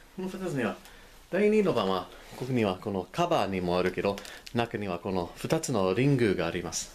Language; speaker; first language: Japanese; non-native, learner; English